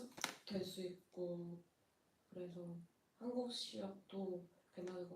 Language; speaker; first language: Korean; non-native, fluent; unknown